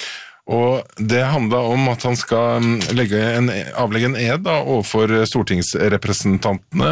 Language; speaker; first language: Norwegian; native; Norwegian